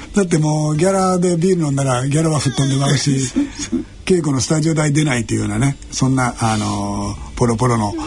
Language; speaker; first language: Japanese; native; Japanese